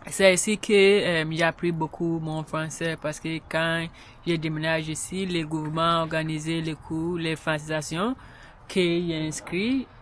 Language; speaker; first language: French; non-native, learner; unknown